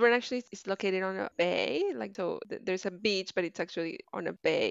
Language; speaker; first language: English; non-native, fluent; Spanish